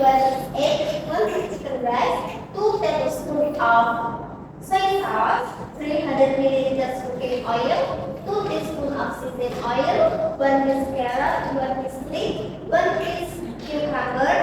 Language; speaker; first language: English; non-native, learner; Indonesian